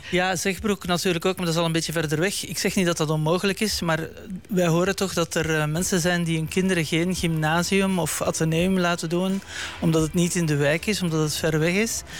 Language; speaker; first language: Dutch; native; Dutch